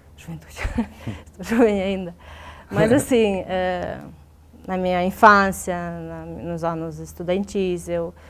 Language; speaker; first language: Portuguese; non-native, fluent; Ukrainian